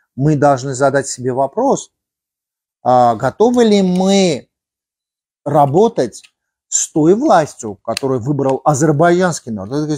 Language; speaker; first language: Russian; non-native, local second language; Armenian